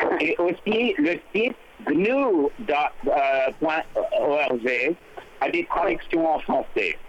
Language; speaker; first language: French; non-native, learner; English